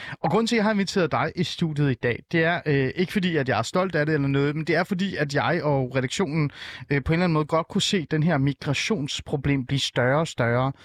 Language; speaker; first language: Danish; early bilingual, other home language; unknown